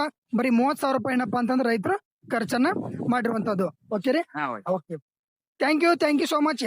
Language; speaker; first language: Kannada; native; Kannada